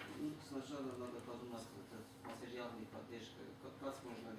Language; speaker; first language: Russian; non-native, learner; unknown